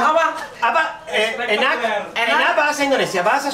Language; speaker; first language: Indonesian; non-native, learner; Spanish